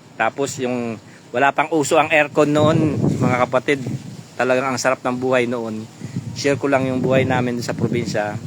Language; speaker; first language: Filipino; non-native, local second language; Pampanga